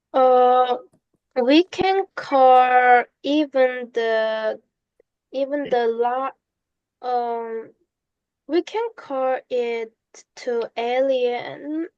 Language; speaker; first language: English; non-native, learner; Korean